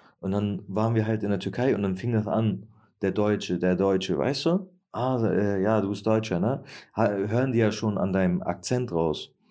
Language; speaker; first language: German; early bilingual, other home language; Turkish